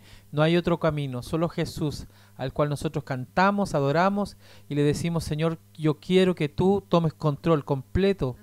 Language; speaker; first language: Spanish; native; Spanish